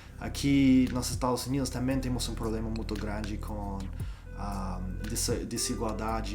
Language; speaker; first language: Portuguese; non-native, learner; English